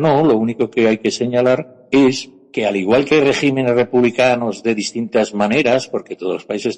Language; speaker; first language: Spanish; native; Spanish